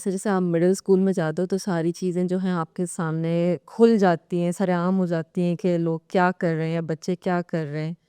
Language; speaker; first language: Urdu; native; Urdu